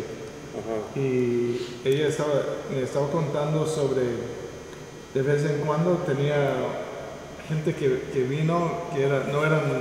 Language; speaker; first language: Spanish; non-native, fluent; English